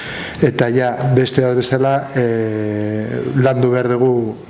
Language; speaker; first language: Basque; non-native, local second language; Spanish